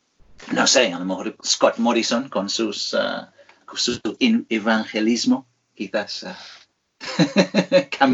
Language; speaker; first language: Spanish; non-native, fluent; English